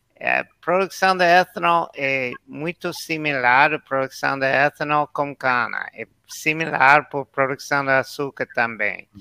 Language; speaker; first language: Portuguese; non-native, learner; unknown